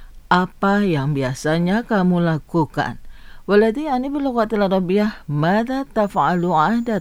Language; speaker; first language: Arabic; non-native, fluent; Indonesian